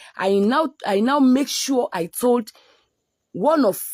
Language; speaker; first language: English; non-native, local second language; Yoruba